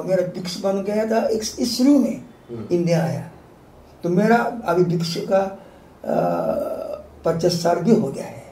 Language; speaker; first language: Hindi; non-native, fluent; Japanese